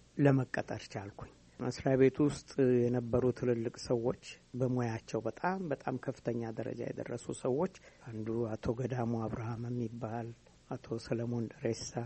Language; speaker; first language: Amharic; native; Amharic